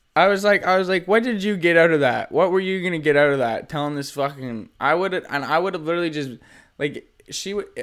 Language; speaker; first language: English; native; English